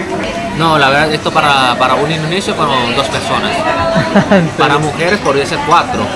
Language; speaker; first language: Spanish; non-native, fluent; Indonesian